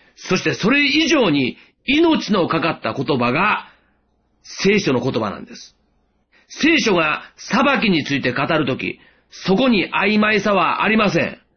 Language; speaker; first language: Japanese; native; Japanese